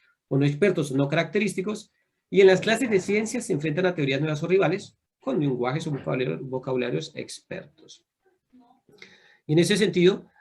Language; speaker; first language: Spanish; native; Spanish